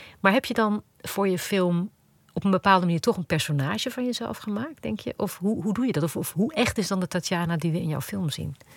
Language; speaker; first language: Dutch; native; Dutch